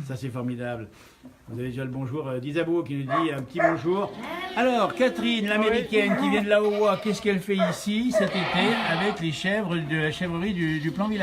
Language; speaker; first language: French; native; French